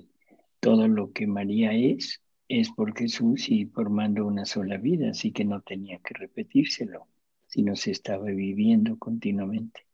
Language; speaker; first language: Spanish; native; Spanish